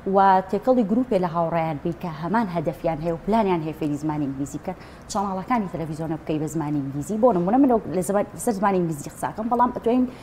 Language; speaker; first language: Central Kurdish; native; Central Kurdish